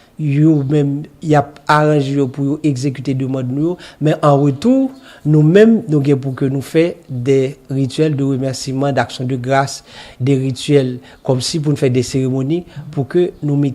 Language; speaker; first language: Haitian Creole; native; Haitian Creole